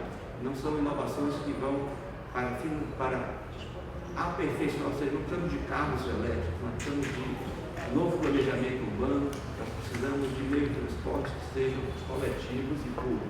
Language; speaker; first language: Portuguese; native; Portuguese